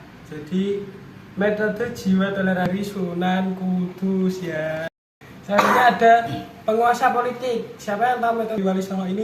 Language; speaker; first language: Indonesian; native; Indonesian